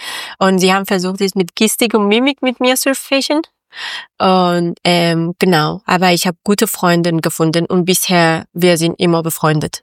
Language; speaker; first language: German; non-native, learner; Persian